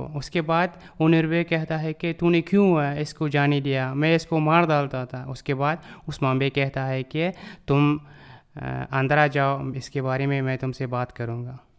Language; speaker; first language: Urdu; non-native, learner; Turkish